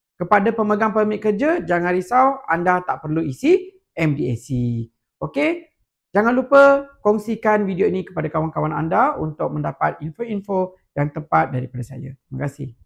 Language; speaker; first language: Malay; non-native, local second language; Tamil